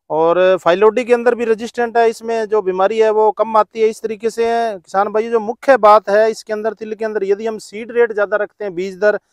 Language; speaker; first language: Hindi; native; Hindi